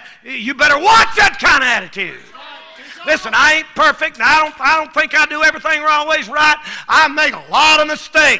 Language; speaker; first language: English; native; English